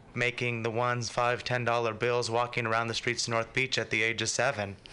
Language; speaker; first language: English; native; English